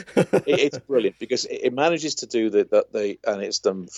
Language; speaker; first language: English; native; English